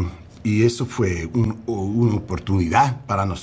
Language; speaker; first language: Spanish; non-native, learner; English